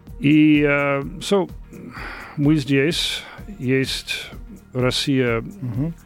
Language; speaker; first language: Russian; non-native, learner; English